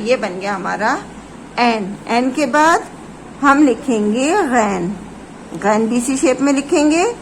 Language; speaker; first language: Hindi; native; Hindi